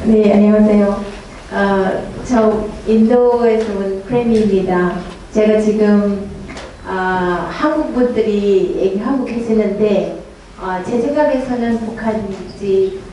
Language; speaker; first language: Korean; non-native, fluent; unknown